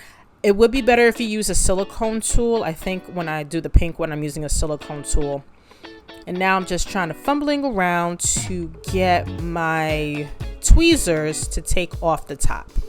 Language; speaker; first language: English; native; English